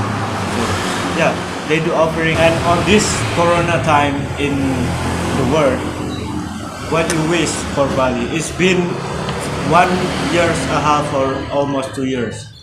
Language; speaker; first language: English; non-native, learner; Indonesian